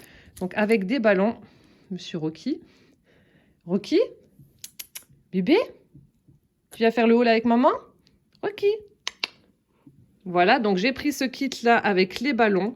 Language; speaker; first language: French; native; French